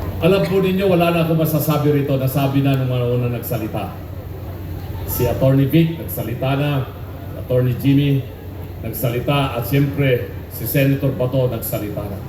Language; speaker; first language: Filipino; non-native, local second language; Iloko